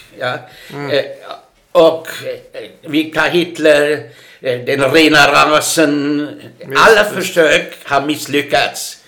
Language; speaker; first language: Swedish; non-native, fluent; German